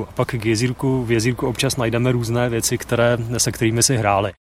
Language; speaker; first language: Czech; native; Czech